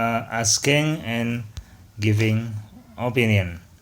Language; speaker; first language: English; non-native, fluent; Indonesian